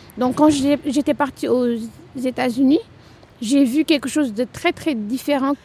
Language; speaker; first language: French; non-native, local second language; Wolof